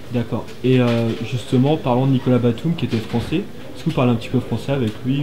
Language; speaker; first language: French; native; French